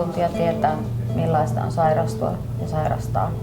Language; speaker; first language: Finnish; native; Finnish